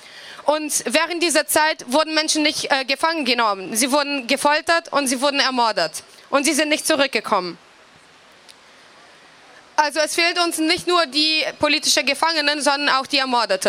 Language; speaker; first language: German; non-native, fluent; Portuguese